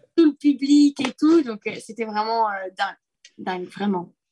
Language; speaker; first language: French; native; French